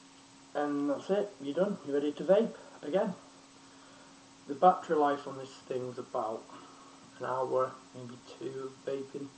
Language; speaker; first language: English; native; English